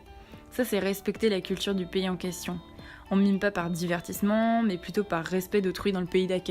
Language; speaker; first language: French; native; French